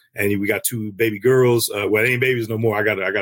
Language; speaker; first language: English; native; English